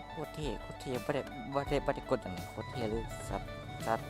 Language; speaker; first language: Thai; non-native, local second language; Northeastern Thai